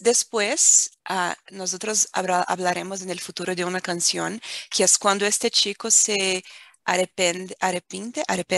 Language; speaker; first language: Spanish; non-native, fluent; Portuguese